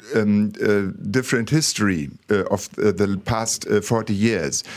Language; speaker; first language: English; non-native, fluent; German